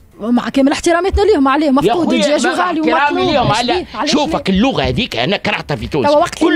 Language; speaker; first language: Arabic; native; Arabic